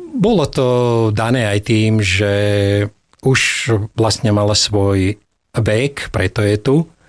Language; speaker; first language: Slovak; early bilingual, heritage; Slovak